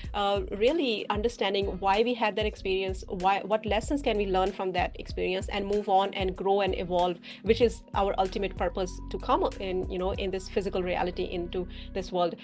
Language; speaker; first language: English; non-native, fluent; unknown